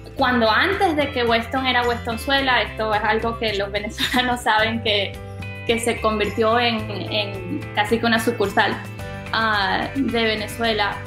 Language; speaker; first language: Spanish; native; Spanish